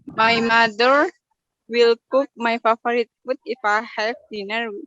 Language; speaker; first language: English; non-native, learner; Indonesian